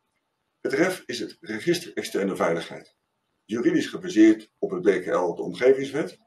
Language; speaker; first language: Dutch; native; Dutch